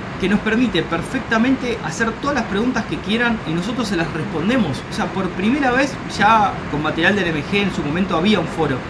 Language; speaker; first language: Spanish; native; Spanish